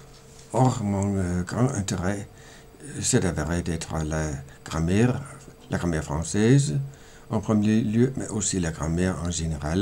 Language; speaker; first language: French; non-native, fluent; Danish